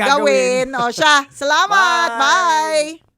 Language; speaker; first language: Filipino; native; Filipino